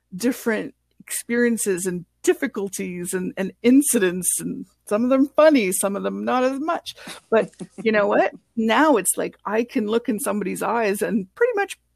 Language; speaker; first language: English; non-native, fluent; French